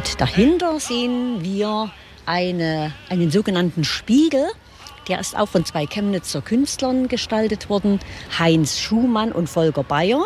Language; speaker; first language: German; native; German